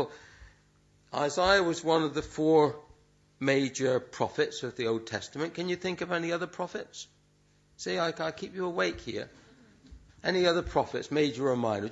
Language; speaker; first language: English; native; English